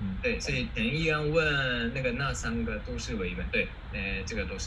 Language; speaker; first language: Chinese; non-native, fluent; Japanese